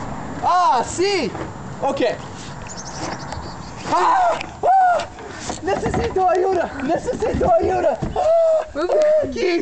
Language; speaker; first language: Spanish; non-native, learner; English